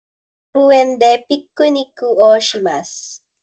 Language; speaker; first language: Japanese; non-native, learner; Filipino